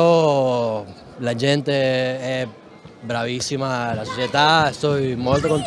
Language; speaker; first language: Italian; non-native, learner; Spanish